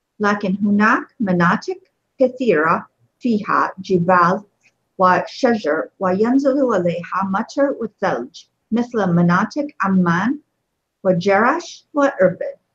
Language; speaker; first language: Arabic; non-native, fluent; English